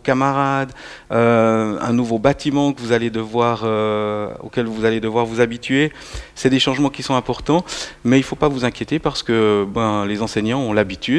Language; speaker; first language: French; native; French